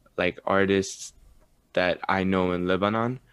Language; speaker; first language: English; early bilingual, other home language; Arabic